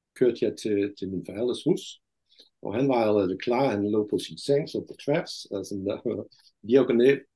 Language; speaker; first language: Danish; non-native, fluent; Dutch